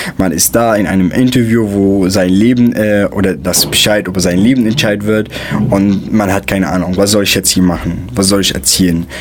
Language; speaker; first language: German; non-native, fluent; Arabic